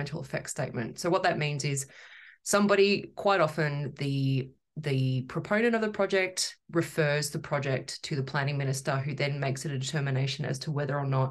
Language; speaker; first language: English; native; English